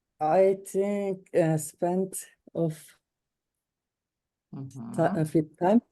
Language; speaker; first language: English; non-native, learner; Turkish